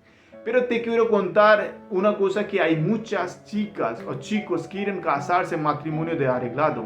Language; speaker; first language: Spanish; non-native, learner; Hindi